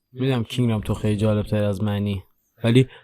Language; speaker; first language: Persian; native; Persian